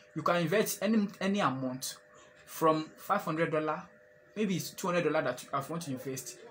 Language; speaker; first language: English; non-native, local second language; Yoruba